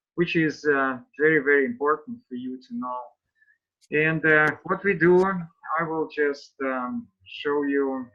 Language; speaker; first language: English; non-native, fluent; Russian